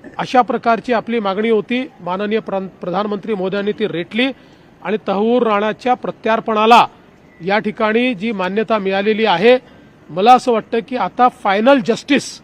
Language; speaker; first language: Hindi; non-native, local second language; Marathi